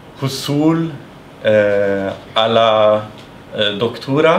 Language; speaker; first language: Arabic; non-native, learner; Norwegian